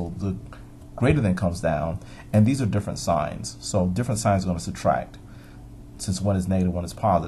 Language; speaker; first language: English; native; English